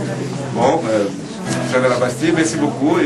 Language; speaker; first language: French; non-native, fluent; Portuguese